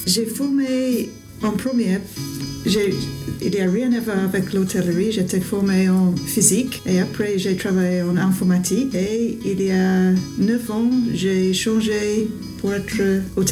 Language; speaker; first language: French; non-native, learner; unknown